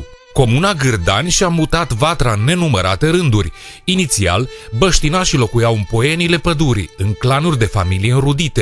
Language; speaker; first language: Romanian; native; Romanian